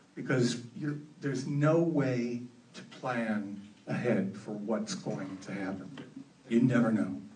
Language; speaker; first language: English; native; English